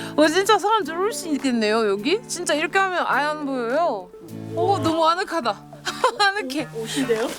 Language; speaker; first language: Korean; non-native, fluent; French